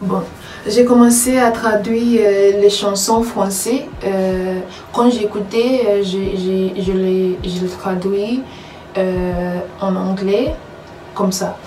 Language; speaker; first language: French; non-native, learner; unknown